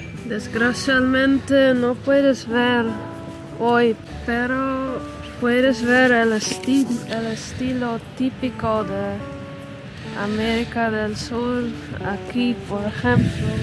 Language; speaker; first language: Spanish; non-native, fluent; Dutch